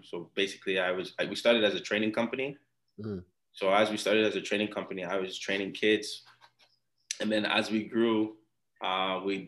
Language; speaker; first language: English; non-native, fluent; Akan